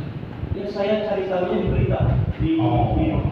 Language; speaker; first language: Indonesian; non-native, local second language; Sundanese